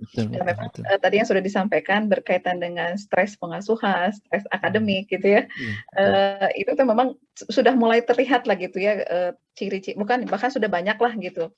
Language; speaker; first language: Indonesian; native; Indonesian